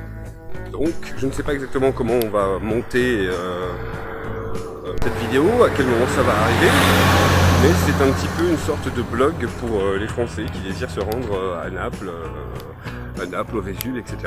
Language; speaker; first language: French; native; French